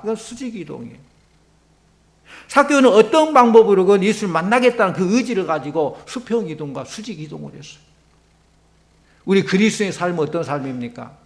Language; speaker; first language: Korean; native; Korean